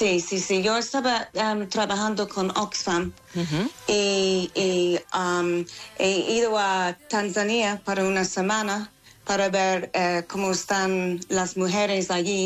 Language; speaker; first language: Spanish; non-native, fluent; English